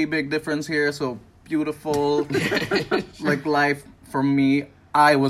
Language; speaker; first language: English; non-native, local second language; Filipino